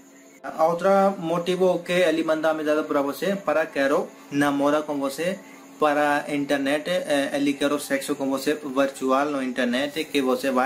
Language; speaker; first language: Portuguese; non-native, learner; Hindi